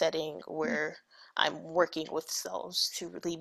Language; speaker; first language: English; early bilingual, other home language; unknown